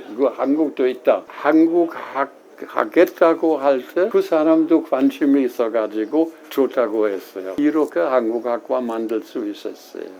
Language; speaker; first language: Korean; non-native, fluent; German